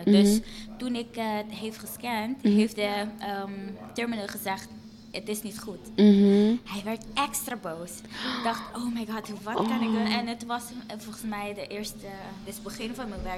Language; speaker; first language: Dutch; non-native, fluent; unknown